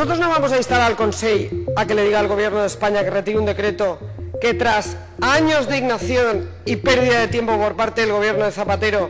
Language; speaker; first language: Spanish; native; Spanish